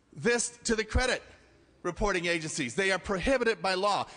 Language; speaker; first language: English; native; English